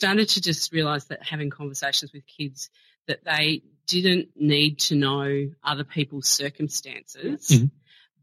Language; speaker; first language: English; native; English